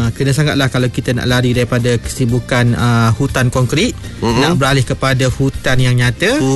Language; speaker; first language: Malay; native; Malay